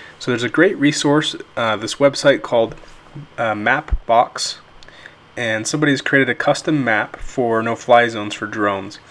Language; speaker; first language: English; native; English